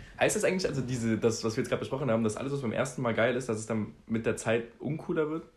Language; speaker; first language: German; native; German